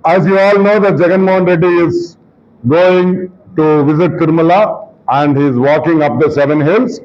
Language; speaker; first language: English; non-native, local second language; Telugu